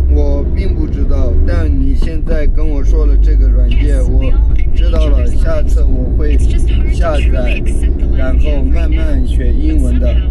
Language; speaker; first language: Chinese; non-native, local second language; Tibetan